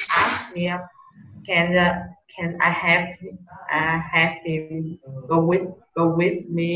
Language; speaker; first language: English; non-native, learner; Vietnamese